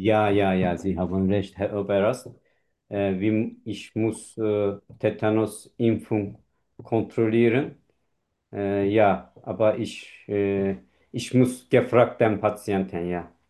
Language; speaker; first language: German; non-native, learner; Turkish